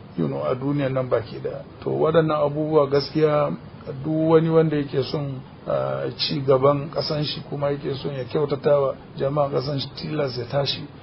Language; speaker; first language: Hausa; non-native, local second language; Fula